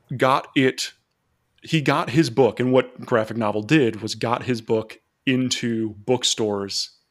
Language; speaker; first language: English; native; English